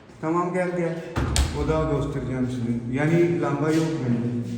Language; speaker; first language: Turkish; non-native, learner; Urdu